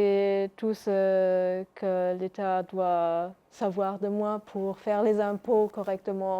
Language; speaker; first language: French; non-native, local second language; Luxembourgish